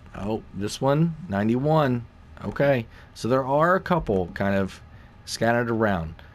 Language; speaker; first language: English; native; English